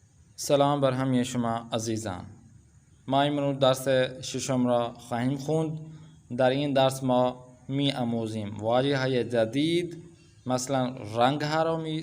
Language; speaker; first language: Persian; non-native, fluent; Urdu